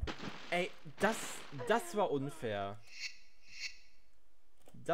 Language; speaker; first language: German; native; German